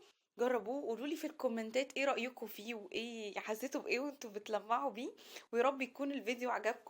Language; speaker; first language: Arabic; native; Arabic